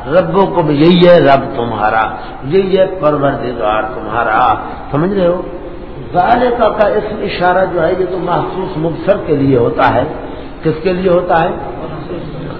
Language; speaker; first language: Urdu; non-native, local second language; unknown